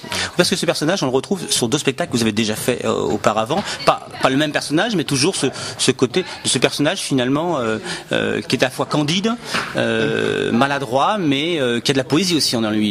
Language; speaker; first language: French; native; French